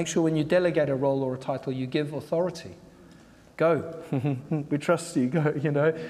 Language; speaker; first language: English; native; English